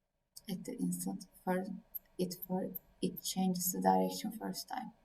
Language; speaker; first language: English; non-native, fluent; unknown